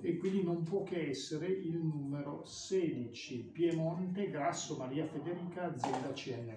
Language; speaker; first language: Italian; native; Italian